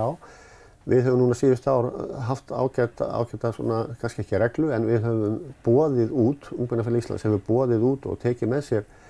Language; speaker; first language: Icelandic; native; Icelandic